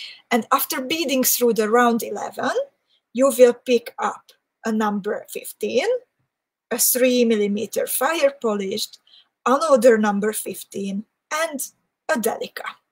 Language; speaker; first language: English; non-native, fluent; Hungarian